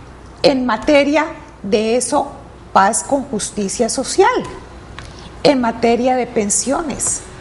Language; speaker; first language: Spanish; native; Spanish